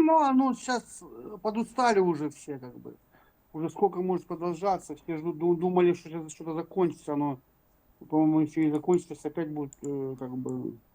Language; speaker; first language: Russian; native; Russian